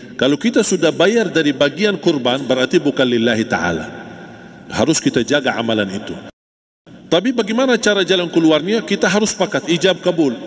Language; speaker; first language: Malay; non-native, fluent; Arabic